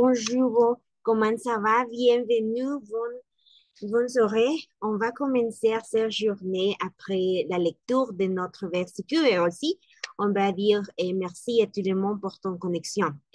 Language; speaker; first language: French; non-native, learner; Spanish